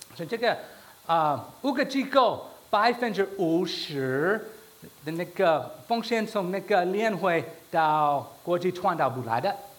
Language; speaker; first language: Chinese; non-native, fluent; English